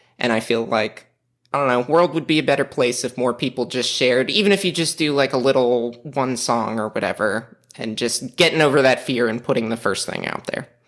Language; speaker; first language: English; native; English